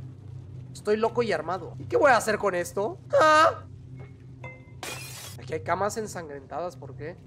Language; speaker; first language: Spanish; native; Spanish